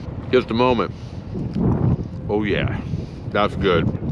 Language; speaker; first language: English; early bilingual, other home language; Spanish